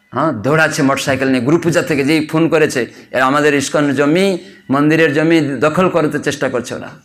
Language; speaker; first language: Bangla; non-native, fluent; Odia